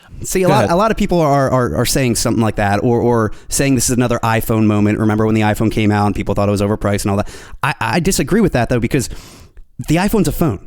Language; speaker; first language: English; native; English